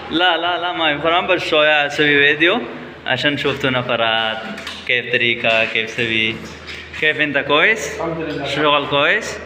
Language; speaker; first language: Arabic; non-native, learner; Urdu